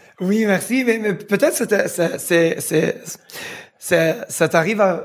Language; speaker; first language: French; early bilingual, heritage; French